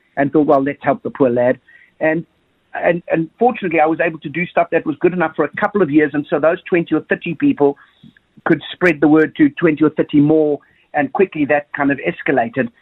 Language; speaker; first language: English; native; English